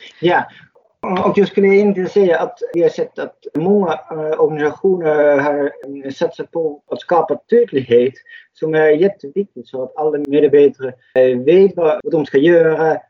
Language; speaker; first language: Swedish; non-native, fluent; Dutch